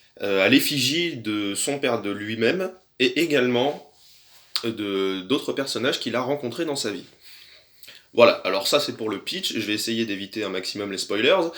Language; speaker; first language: French; native; French